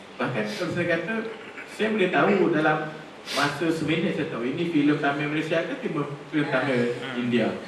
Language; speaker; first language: Malay; native; Malay